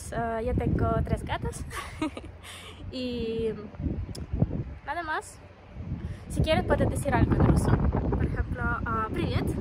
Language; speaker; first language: Spanish; non-native, fluent; Russian